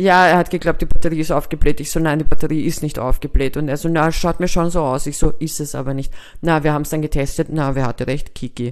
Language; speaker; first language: German; native; German